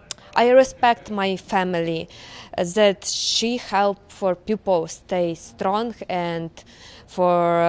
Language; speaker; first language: English; non-native, learner; Ukrainian